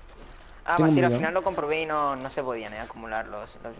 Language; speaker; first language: Spanish; native; Spanish